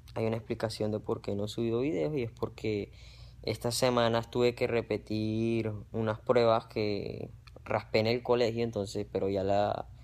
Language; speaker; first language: Spanish; native; Spanish